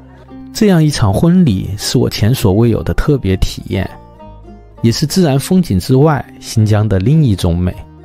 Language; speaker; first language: Chinese; native; Chinese